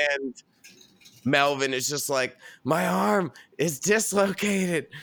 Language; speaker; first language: English; native; English